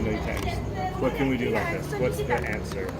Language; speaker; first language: English; native; English